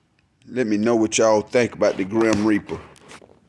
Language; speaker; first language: English; native; English